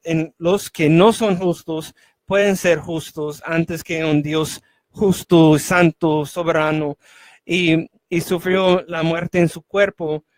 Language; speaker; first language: Spanish; non-native, fluent; English